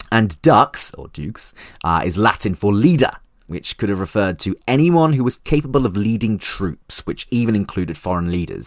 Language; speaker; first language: English; native; English